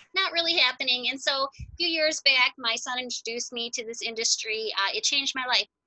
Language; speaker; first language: English; native; English